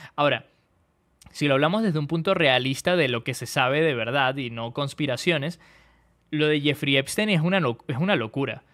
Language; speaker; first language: Spanish; native; Spanish